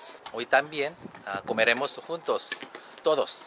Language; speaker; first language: Spanish; non-native, learner; Korean